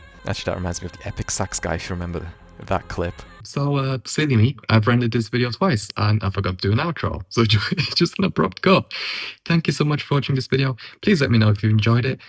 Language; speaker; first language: English; native; English